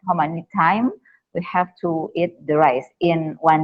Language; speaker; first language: English; non-native, learner; Indonesian